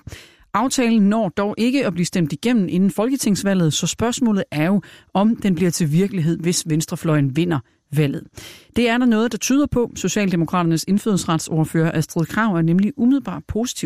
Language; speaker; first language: Danish; native; Danish